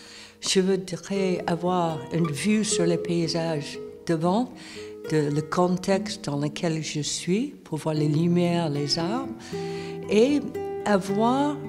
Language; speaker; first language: French; non-native, fluent; English